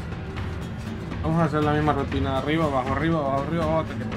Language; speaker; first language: Spanish; native; Spanish